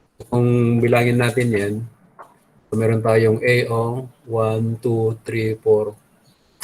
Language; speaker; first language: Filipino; native; Filipino